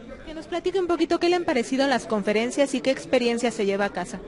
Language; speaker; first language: Spanish; native; Spanish